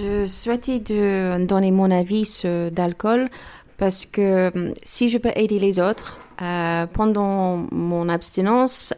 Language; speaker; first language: French; non-native, learner; English